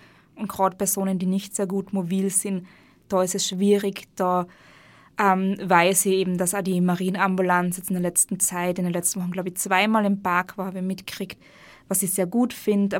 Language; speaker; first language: German; native; German